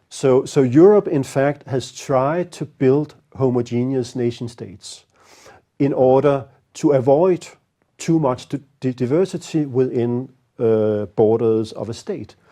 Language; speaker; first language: English; non-native, fluent; Danish